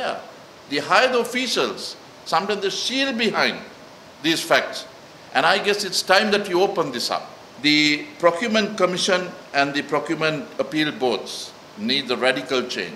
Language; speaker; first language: English; non-native, local second language; Sinhala